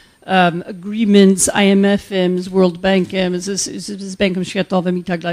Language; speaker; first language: Polish; non-native, fluent; English